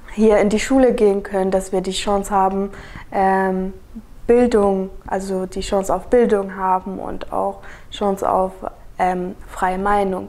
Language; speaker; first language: German; early bilingual, other home language; Kurdish